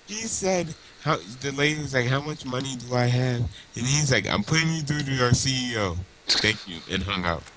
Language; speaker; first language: English; native; English